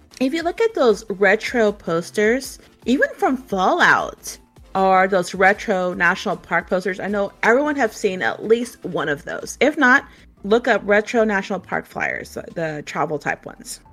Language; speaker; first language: English; native; English